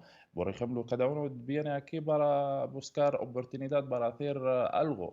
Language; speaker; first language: Spanish; non-native, learner; Arabic